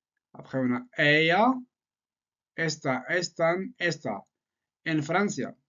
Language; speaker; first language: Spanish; non-native, fluent; French